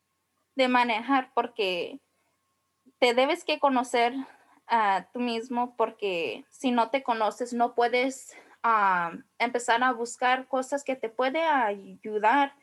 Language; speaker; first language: Spanish; early bilingual, heritage; Spanish